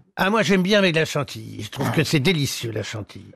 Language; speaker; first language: French; native; French